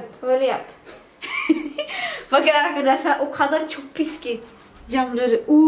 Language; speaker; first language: Turkish; non-native, learner; Indonesian